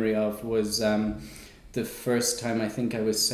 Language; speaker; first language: English; native; English